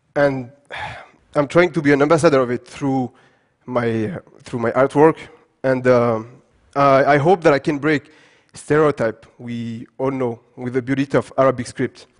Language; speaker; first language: English; non-native, fluent; French